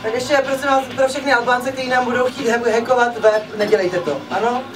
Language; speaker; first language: Czech; native; Czech